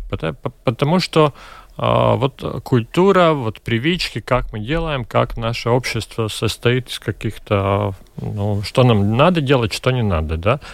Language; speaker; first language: Russian; non-native, local second language; Latvian